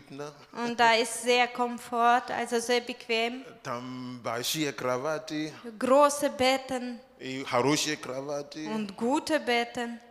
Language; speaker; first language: German; non-native, fluent; Russian